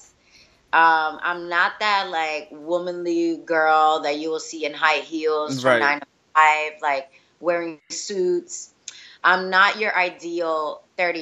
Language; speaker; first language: English; early bilingual, other home language; Spanish